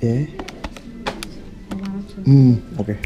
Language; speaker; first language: Korean; non-native, learner; Indonesian